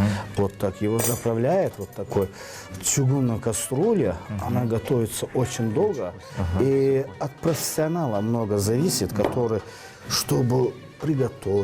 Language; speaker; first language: Russian; non-native, learner; Azerbaijani